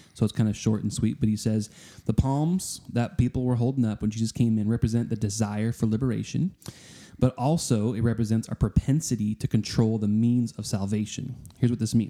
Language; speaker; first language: English; native; English